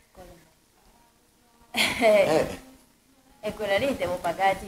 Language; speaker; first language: Italian; non-native, learner; Chinese